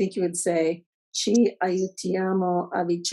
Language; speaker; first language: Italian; non-native, learner; English